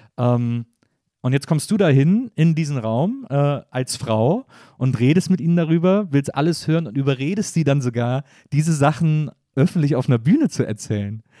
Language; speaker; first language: German; native; German